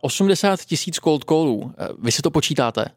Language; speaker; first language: Czech; native; Czech